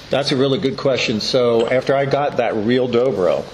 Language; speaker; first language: English; native; English